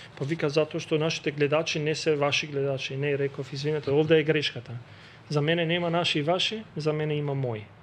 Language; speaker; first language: Macedonian; non-native, local second language; Albanian